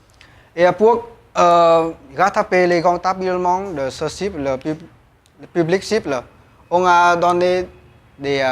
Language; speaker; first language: French; non-native, learner; Vietnamese